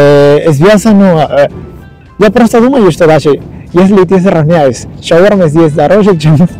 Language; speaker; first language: Russian; non-native, learner; Spanish